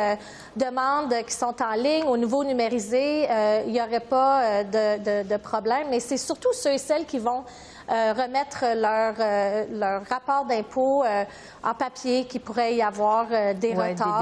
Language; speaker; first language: French; native; French